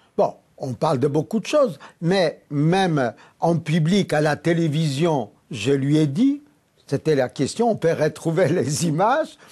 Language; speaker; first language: French; non-native, fluent; Polish